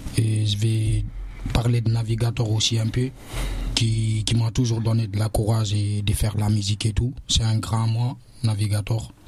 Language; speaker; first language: French; non-native, local second language; Susu